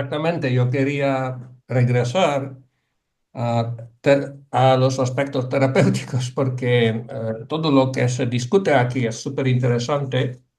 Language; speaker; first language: Spanish; non-native, fluent; Polish